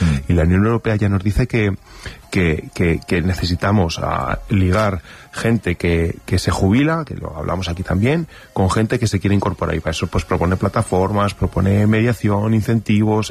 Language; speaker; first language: Spanish; native; Spanish